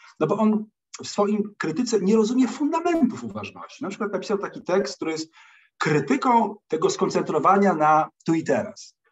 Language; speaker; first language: Polish; native; Polish